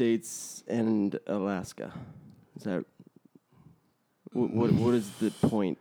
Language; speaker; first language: English; native; English